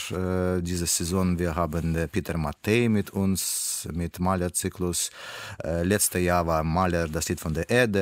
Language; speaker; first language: German; non-native, learner; Russian